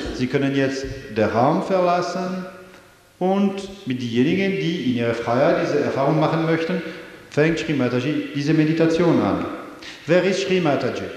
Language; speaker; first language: German; non-native, fluent; French